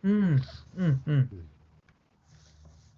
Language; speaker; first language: Japanese; non-native, learner; English